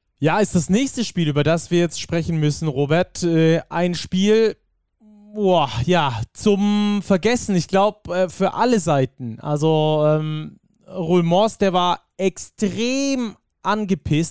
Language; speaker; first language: German; native; German